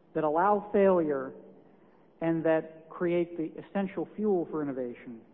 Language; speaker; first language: English; native; English